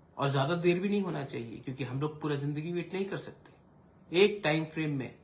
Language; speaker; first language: Hindi; non-native, local second language; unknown